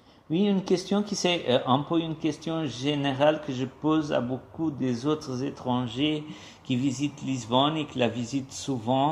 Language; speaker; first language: French; non-native, fluent; Portuguese